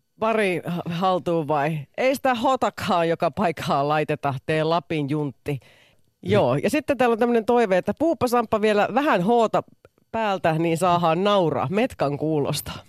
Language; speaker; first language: Finnish; native; Finnish